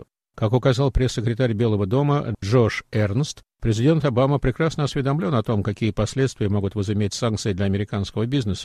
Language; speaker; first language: Russian; native; Russian